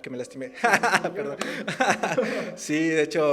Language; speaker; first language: Spanish; native; Spanish